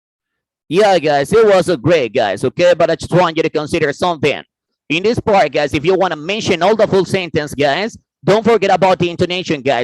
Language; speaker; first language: English; non-native, fluent; Spanish